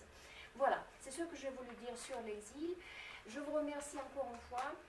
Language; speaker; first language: French; non-native, fluent; Romanian